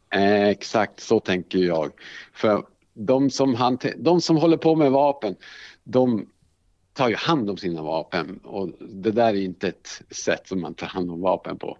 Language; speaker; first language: Swedish; native; Swedish